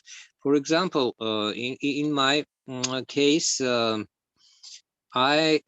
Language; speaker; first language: English; non-native, learner; Georgian